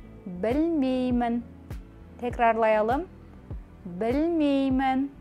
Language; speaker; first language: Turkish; non-native, fluent; Kazakh